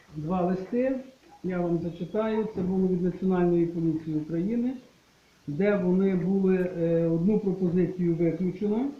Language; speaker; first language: Ukrainian; native; Ukrainian